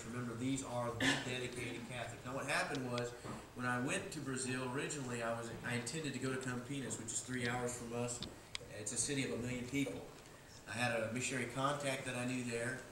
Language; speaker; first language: English; native; English